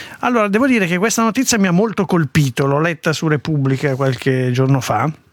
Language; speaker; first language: Italian; native; Italian